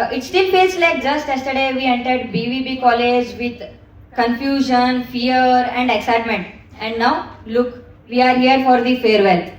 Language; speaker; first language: English; non-native, local second language; Kannada